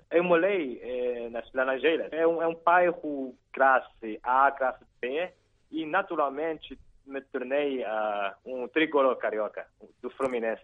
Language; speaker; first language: Portuguese; non-native, fluent; Chinese